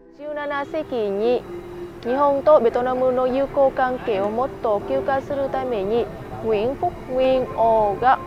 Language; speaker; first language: Japanese; non-native, learner; Vietnamese